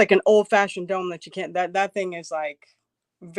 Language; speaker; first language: English; native; English